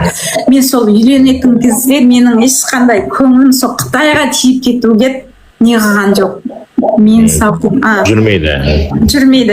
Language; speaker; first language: Kazakh; early bilingual, heritage; Kazakh